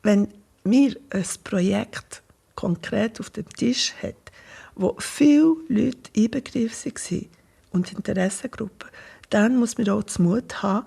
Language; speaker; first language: German; non-native, local second language; French